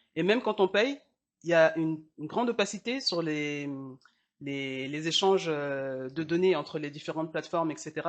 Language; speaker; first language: French; early bilingual, other home language; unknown